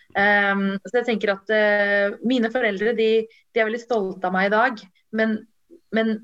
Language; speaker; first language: Norwegian; early bilingual, other home language; Tamil